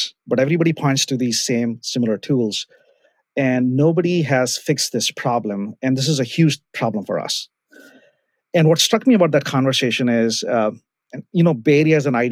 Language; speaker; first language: English; non-native, local second language; Hindi